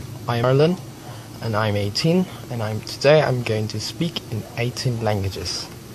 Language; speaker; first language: English; non-native, local second language; Filipino